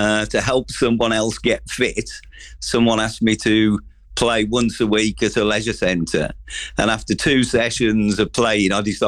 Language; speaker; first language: English; native; English